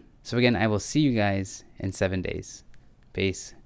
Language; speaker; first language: English; native; English